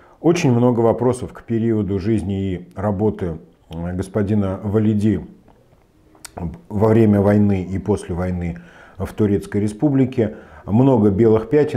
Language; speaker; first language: Russian; native; Russian